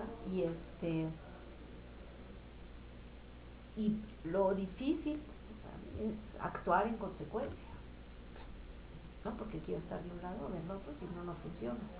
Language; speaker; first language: Spanish; native; Spanish